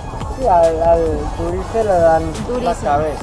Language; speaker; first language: Spanish; native; Spanish